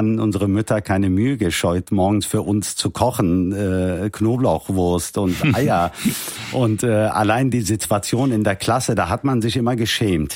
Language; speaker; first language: German; early bilingual, heritage; Turkish